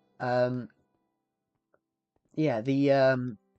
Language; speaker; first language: English; native; English